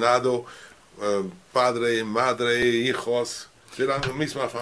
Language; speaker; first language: Spanish; non-native, learner; French